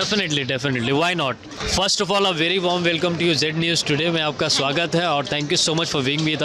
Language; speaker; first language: Hindi; native; Hindi